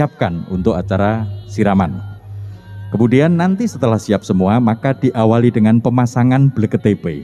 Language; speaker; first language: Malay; non-native, local second language; Javanese